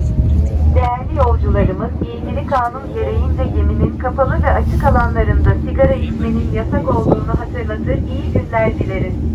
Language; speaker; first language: Turkish; native; Turkish